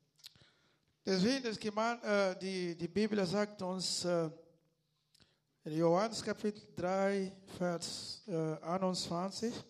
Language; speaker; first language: German; non-native, learner; Lingala